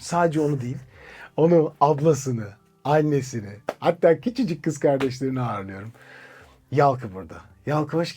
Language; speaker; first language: Turkish; native; Turkish